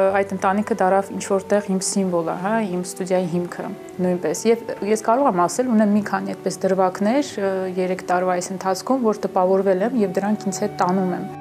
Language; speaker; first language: Armenian; early bilingual, heritage; Armenian